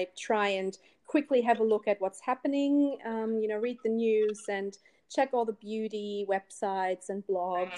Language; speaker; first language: English; non-native, fluent; German